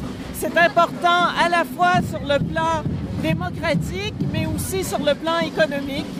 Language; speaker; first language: French; native; French